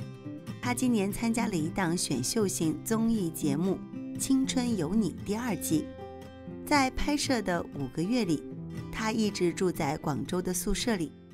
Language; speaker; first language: Chinese; native; Chinese